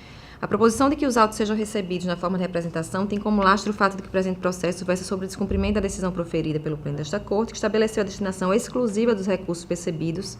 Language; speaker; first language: Portuguese; native; Portuguese